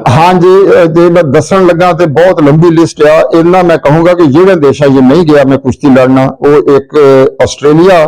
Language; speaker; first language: Punjabi; native; Punjabi